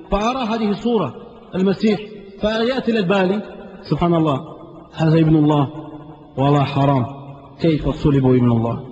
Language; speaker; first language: Arabic; non-native, fluent; Portuguese